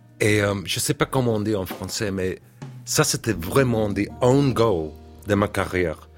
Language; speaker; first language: French; non-native, learner; English